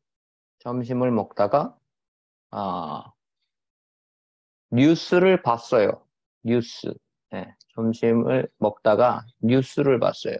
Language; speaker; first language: Korean; native; Korean